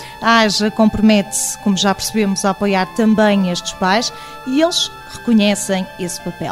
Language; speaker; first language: Portuguese; native; Portuguese